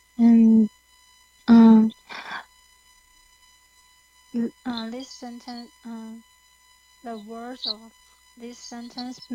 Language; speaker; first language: English; non-native, learner; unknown